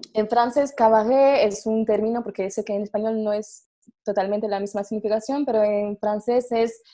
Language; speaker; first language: Spanish; non-native, fluent; French